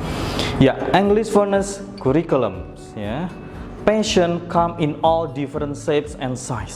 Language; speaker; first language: English; non-native, fluent; Indonesian